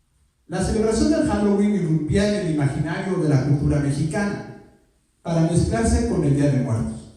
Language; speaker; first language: Spanish; native; Spanish